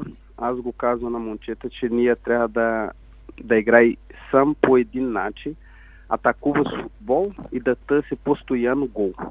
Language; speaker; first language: Bulgarian; non-native, learner; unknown